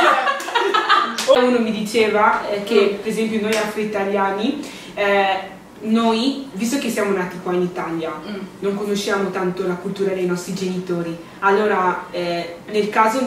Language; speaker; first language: Italian; early bilingual, other home language; English